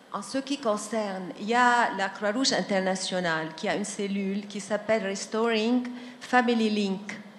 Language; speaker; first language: French; non-native, local second language; Arabic